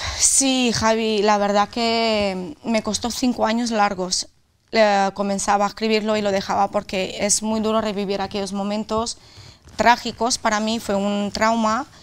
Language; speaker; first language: Spanish; non-native, fluent; Romanian